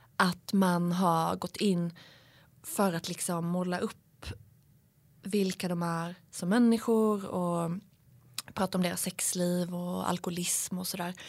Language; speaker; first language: Swedish; native; Swedish